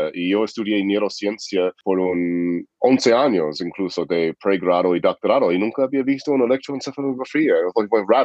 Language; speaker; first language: Spanish; non-native, fluent; English